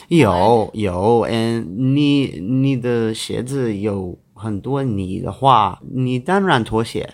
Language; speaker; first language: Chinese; non-native, learner; English